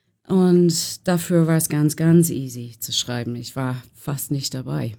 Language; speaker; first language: German; non-native, fluent; English